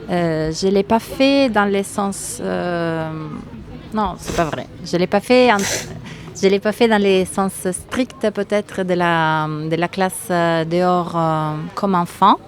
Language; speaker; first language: French; non-native, fluent; Italian